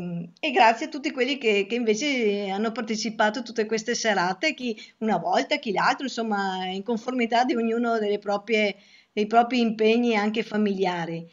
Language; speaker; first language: Italian; native; Italian